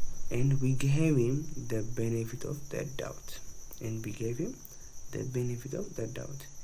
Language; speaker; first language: English; non-native, fluent; Amharic